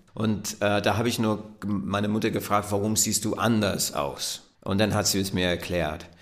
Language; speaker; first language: German; non-native, fluent; English